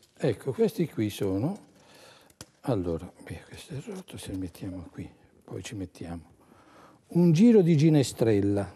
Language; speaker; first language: Italian; native; Italian